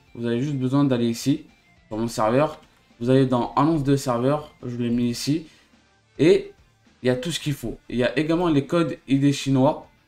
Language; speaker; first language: French; native; French